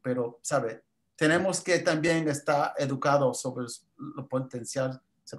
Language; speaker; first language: Spanish; early bilingual, heritage; English